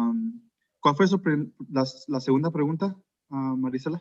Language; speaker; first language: Spanish; early bilingual, heritage; Spanish